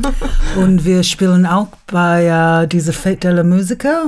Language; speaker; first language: German; non-native, learner; English